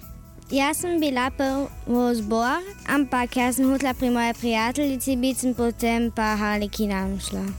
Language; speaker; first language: Slovenian; non-native, local second language; German